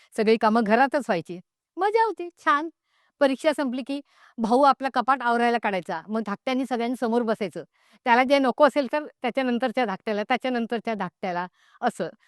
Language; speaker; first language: Marathi; non-native, local second language; Konkani